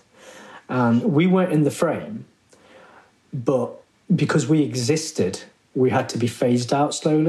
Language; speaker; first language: English; native; English